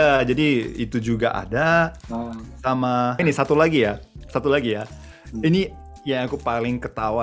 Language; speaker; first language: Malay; non-native, fluent; Japanese